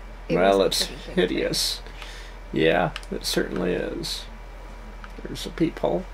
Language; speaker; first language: English; native; English